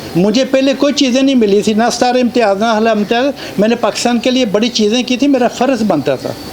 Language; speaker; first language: Urdu; non-native, local second language; Punjabi